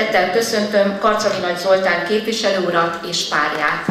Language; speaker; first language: Hungarian; native; Hungarian